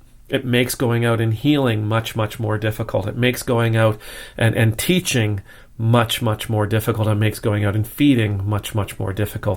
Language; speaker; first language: English; native; English